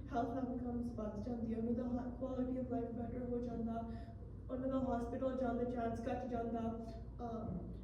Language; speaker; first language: Punjabi; early bilingual, heritage; Punjabi